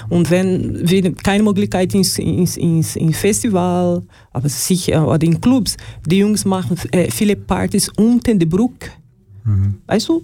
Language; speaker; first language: German; non-native, learner; Portuguese